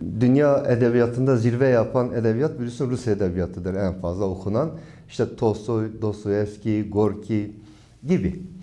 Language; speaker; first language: Turkish; non-native, local second language; Kurdish